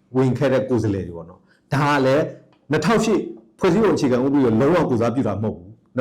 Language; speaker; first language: Burmese; non-native, local second language; S'gaw Karen